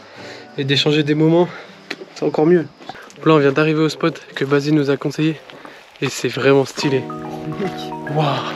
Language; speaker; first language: French; native; French